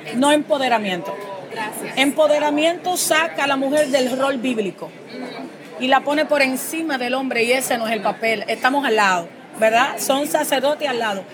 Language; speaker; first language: Spanish; early bilingual, heritage; Spanish